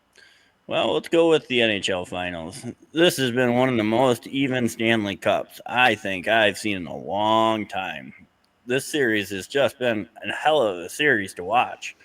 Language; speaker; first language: English; native; English